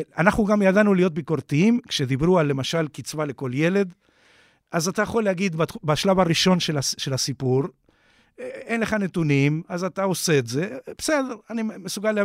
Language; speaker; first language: Hebrew; non-native, fluent; Spanish